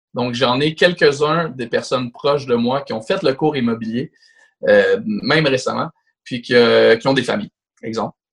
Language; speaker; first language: French; native; French